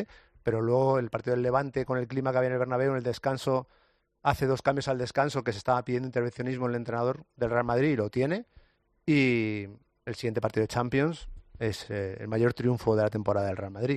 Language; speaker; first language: Spanish; native; Spanish